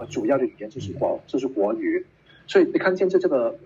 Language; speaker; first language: Chinese; non-native, local second language; Cantonese